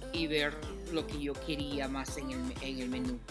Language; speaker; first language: Spanish; early bilingual, heritage; Spanish